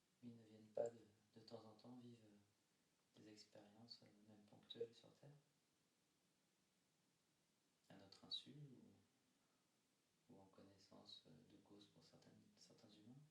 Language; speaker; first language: French; native; French